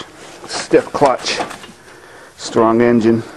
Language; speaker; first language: English; native; English